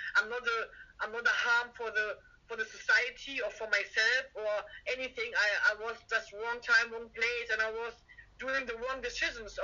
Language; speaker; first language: English; non-native, fluent; German